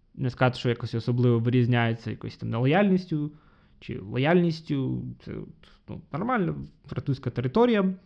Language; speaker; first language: Ukrainian; non-native, local second language; Russian